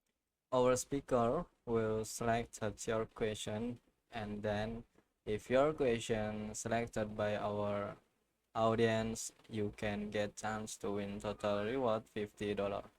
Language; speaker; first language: English; non-native, learner; Indonesian